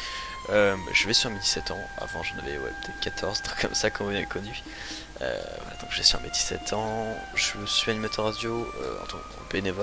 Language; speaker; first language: French; native; French